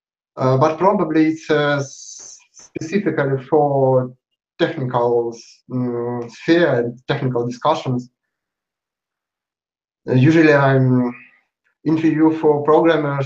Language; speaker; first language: English; non-native, learner; Russian